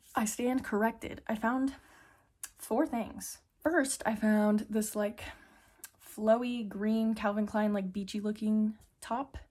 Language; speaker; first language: English; native; English